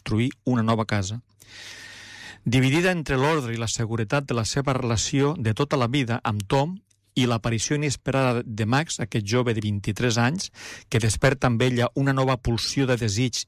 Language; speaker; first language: Catalan; native; Catalan